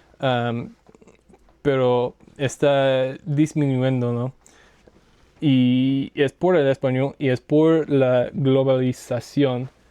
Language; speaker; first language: Spanish; non-native, learner; English